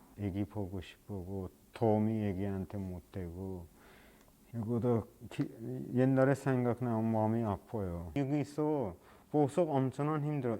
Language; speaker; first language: Korean; non-native, learner; Persian